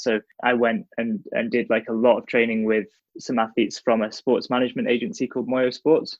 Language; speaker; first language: English; native; English